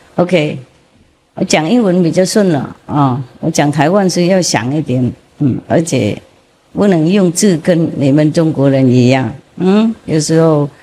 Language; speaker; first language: Chinese; non-native, fluent; Vietnamese